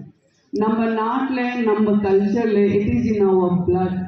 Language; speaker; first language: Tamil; non-native, fluent; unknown